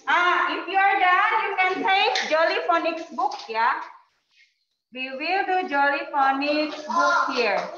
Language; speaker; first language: English; non-native, fluent; Indonesian